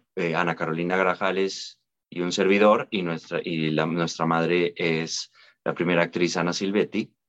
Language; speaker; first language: Spanish; native; Spanish